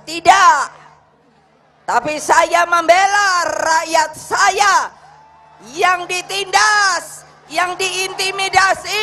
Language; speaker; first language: Indonesian; native; Indonesian